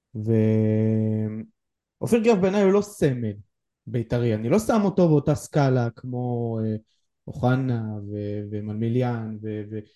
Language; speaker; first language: Hebrew; native; Hebrew